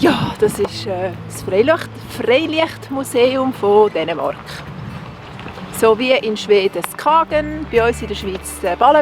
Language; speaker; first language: German; native; German